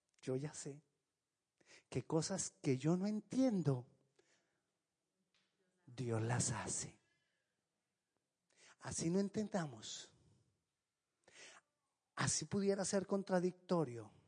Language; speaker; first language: Spanish; native; Spanish